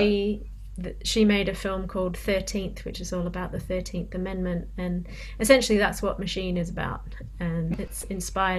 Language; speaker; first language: English; native; English